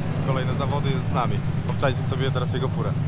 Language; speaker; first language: Polish; native; Polish